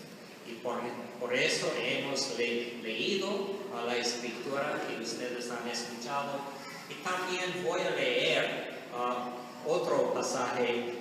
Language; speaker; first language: Spanish; non-native, learner; English